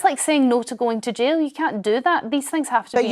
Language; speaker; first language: English; native; English